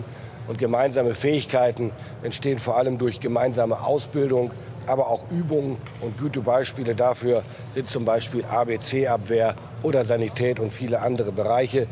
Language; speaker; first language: German; native; German